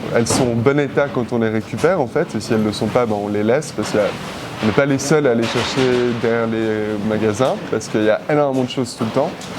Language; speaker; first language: French; native; French